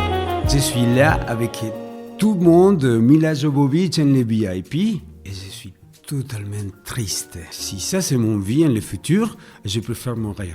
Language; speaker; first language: French; non-native, fluent; Spanish